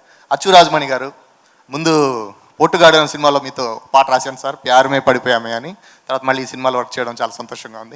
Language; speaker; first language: Telugu; native; Telugu